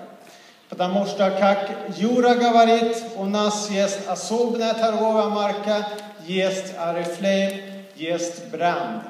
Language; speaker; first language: Russian; non-native, fluent; Swedish